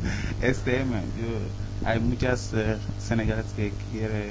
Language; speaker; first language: Spanish; non-native, learner; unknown